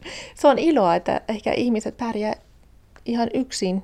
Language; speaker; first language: Finnish; non-native, fluent; Persian